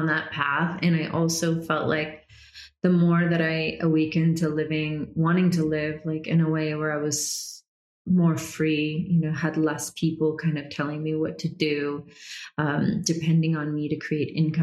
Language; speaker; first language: English; native; English